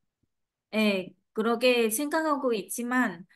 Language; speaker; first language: Korean; non-native, learner; Vietnamese